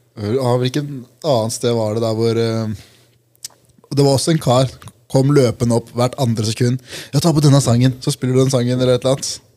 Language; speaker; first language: Norwegian; early bilingual, other home language; Punjabi